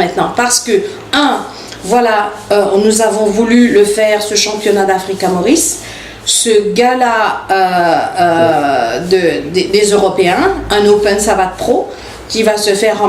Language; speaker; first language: French; non-native, local second language; Morisyen